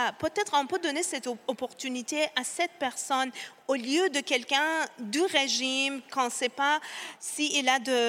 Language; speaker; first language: French; non-native, fluent; Persian